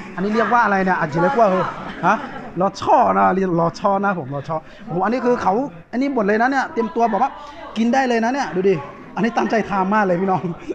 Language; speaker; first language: Thai; non-native, local second language; Akha